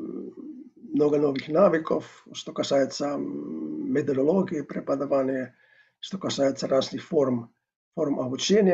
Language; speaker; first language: Russian; non-native, fluent; Finnish